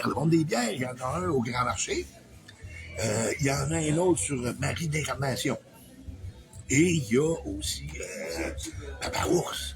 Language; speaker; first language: French; native; French